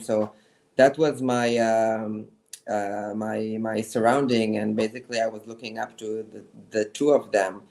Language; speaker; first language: English; non-native, fluent; Hebrew